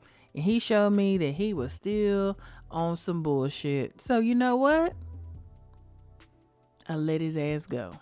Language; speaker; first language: English; native; English